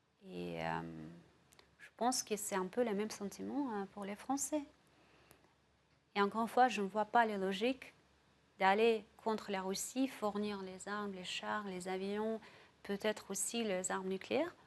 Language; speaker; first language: French; non-native, fluent; Russian